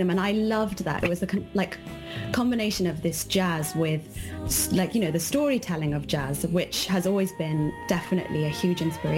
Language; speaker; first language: English; native; English